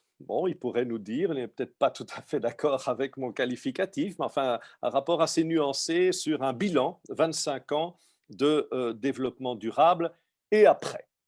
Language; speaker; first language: French; native; French